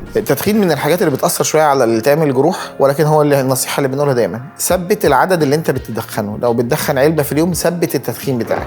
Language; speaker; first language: Arabic; native; Arabic